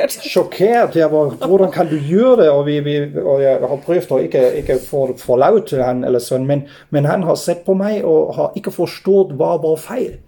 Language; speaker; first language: Norwegian; non-native, fluent; German